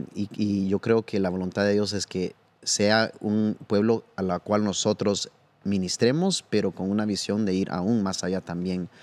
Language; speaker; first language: Spanish; early bilingual, heritage; Spanish